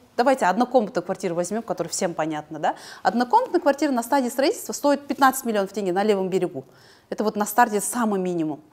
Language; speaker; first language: Russian; non-native, local second language; Kazakh